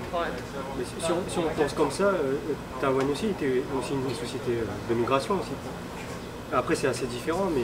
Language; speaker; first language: French; early bilingual, other home language; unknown